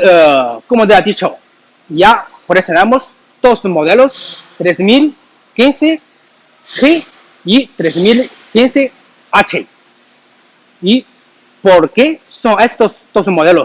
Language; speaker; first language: Spanish; non-native, learner; Chinese